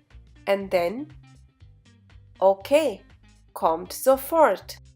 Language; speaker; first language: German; non-native, fluent; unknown